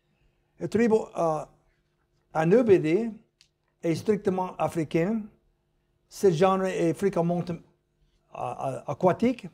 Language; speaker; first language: French; non-native, learner; English